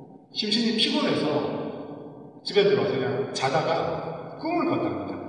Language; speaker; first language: Korean; native; Korean